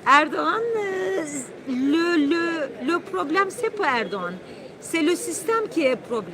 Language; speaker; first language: French; non-native, learner; Turkish